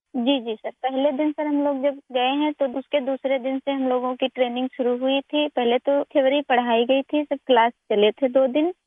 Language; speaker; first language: Hindi; native; Hindi